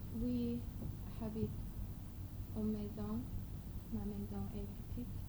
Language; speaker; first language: French; non-native, learner; English